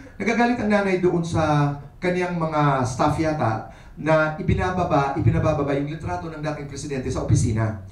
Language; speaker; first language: Filipino; non-native, local second language; Waray